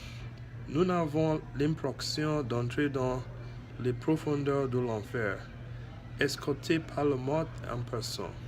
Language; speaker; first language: French; non-native, learner; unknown